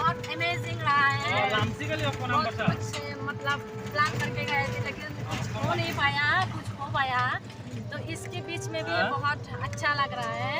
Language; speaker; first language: Hindi; non-native, local second language; Kok Borok